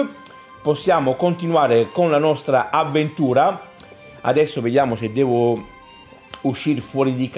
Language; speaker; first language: Italian; native; Italian